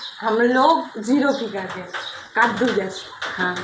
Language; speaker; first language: Hindi; non-native, local second language; Bangla